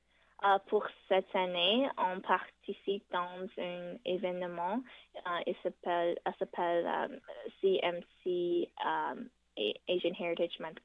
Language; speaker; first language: French; non-native, fluent; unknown